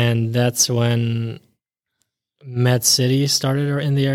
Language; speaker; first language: English; early bilingual, other home language; Bosnian